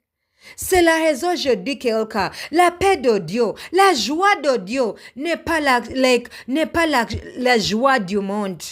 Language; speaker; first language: French; non-native, learner; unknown